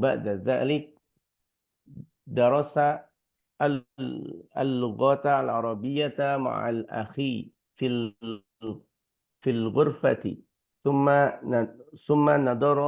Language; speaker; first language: Arabic; non-native, learner; Indonesian